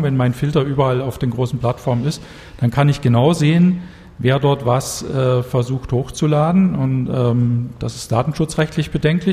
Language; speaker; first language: German; native; German